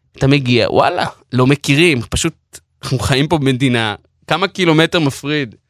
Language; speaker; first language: Hebrew; non-native, local second language; Yiddish